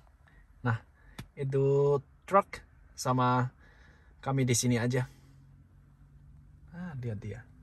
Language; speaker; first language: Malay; non-native, learner; Chinese